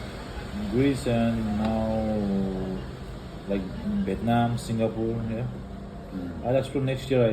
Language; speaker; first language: English; non-native, fluent; Nepali